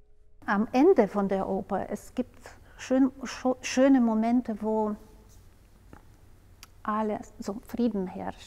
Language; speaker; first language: German; non-native, fluent; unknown